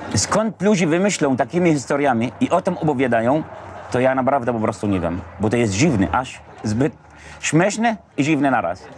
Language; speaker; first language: Polish; non-native, fluent; Arabic